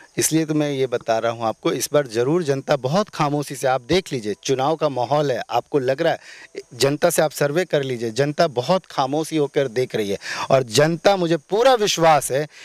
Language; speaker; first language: Hindi; native; Hindi